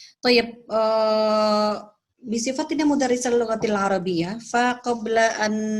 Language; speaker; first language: Arabic; non-native, fluent; Indonesian